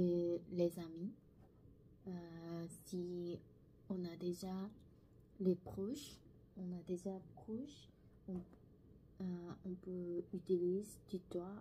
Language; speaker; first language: French; non-native, learner; Korean